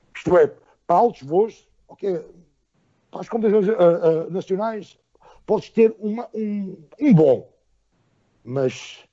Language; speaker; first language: Portuguese; native; Portuguese